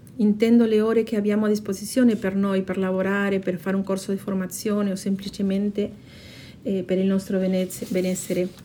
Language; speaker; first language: Italian; non-native, fluent; Spanish